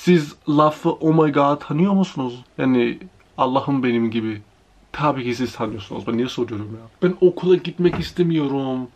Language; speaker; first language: Turkish; early bilingual, heritage; Turkish